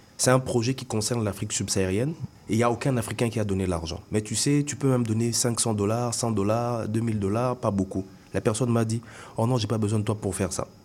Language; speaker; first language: French; non-native, local second language; Lingala